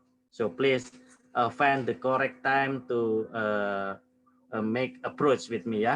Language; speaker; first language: English; non-native, learner; Indonesian